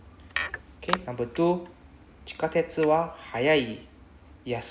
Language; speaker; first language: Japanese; non-native, fluent; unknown